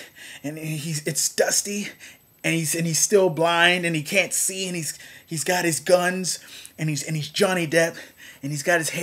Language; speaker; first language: English; native; English